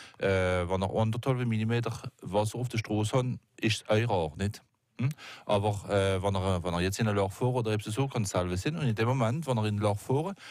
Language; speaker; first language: German; non-native, local second language; French